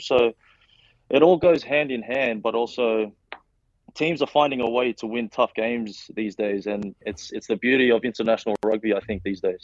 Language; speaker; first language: English; non-native, local second language; Fijian